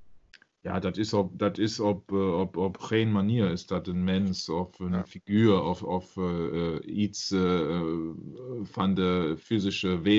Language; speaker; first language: Dutch; non-native, learner; German